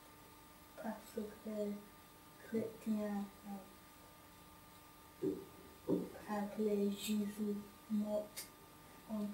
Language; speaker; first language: French; non-native, learner; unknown